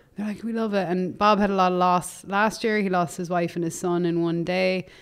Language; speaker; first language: English; native; English